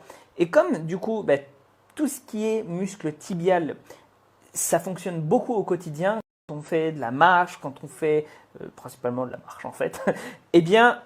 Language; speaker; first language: French; native; French